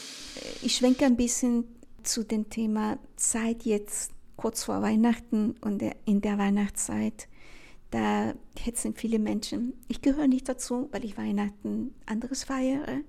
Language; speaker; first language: German; non-native, fluent; Spanish